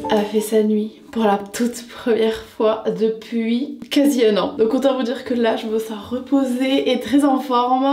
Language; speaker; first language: French; native; French